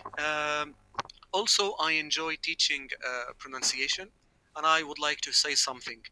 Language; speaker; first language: English; non-native, fluent; Arabic